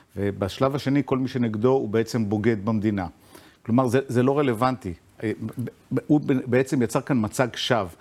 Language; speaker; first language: Hebrew; native; Hebrew